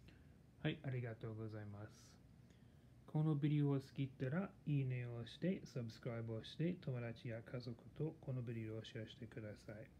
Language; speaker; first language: Japanese; non-native, learner; English